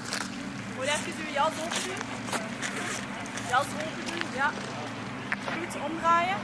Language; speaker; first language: Dutch; native; Dutch